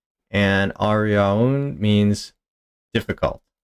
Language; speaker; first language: English; native; English